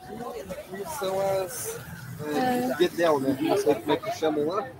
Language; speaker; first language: Portuguese; native; Portuguese